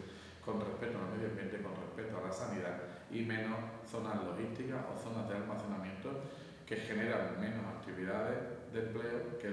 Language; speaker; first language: Spanish; native; Spanish